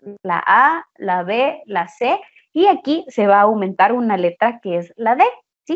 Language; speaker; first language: Spanish; native; Spanish